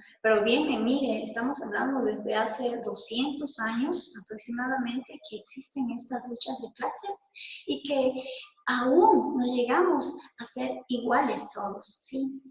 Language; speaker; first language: Spanish; native; Spanish